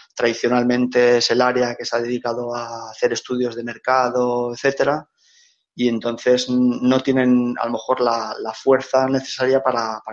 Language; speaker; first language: Spanish; native; Spanish